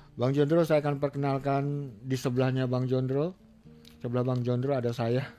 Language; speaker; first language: Indonesian; native; Indonesian